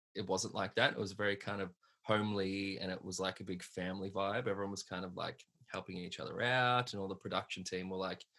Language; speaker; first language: English; native; English